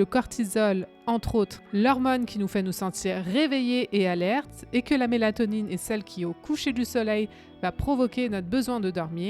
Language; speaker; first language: French; native; French